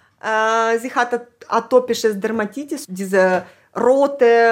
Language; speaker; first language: German; non-native, fluent; Ukrainian